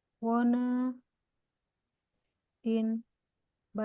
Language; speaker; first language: German; non-native, fluent; Indonesian